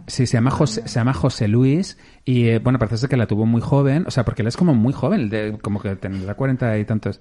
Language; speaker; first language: Spanish; native; Spanish